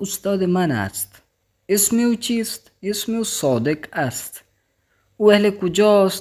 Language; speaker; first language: Persian; non-native, fluent; Urdu